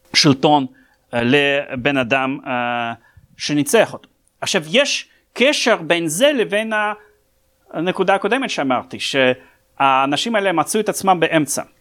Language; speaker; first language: Hebrew; non-native, fluent; Russian